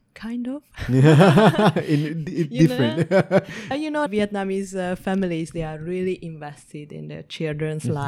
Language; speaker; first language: English; early bilingual, heritage; Hungarian